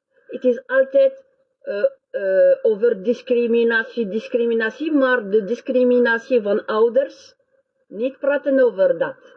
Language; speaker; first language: Dutch; non-native, learner; French